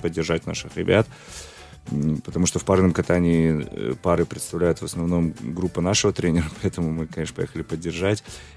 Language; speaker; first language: Russian; native; Russian